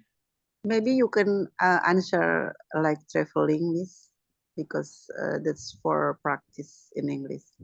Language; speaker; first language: English; non-native, learner; Indonesian